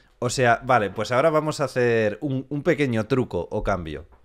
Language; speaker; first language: Spanish; native; Spanish